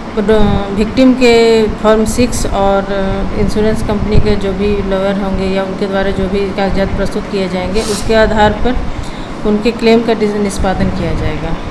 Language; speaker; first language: Hindi; native; Hindi